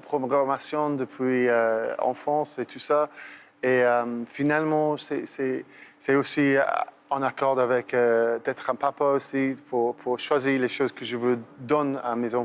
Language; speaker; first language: French; non-native, fluent; English